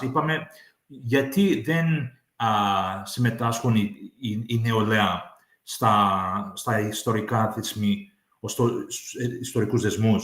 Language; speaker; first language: Greek; early bilingual, heritage; English